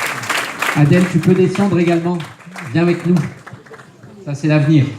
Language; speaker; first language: French; native; French